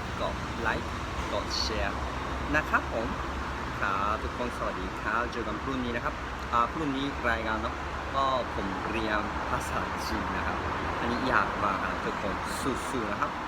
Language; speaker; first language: Thai; non-native, learner; Japanese